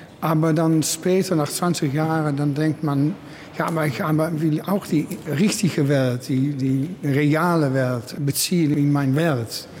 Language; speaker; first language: German; non-native, learner; Dutch